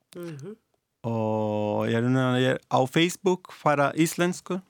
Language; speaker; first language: Icelandic; non-native, learner; Italian